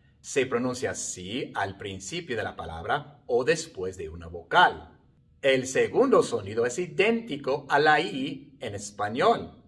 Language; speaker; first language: Spanish; non-native, fluent; English